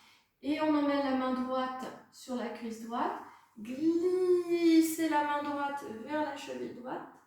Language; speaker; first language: French; native; French